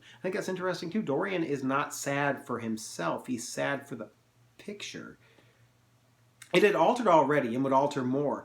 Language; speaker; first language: English; native; English